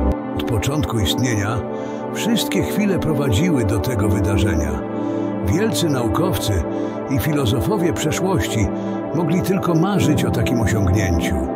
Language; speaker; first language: Polish; native; Polish